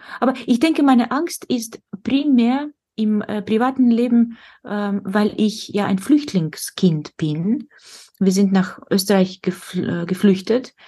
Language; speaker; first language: German; non-native, fluent; Russian